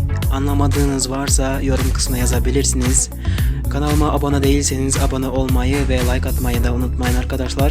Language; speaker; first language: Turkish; non-native, fluent; Kyrgyz